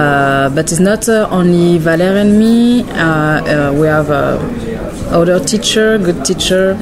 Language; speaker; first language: English; non-native, learner; French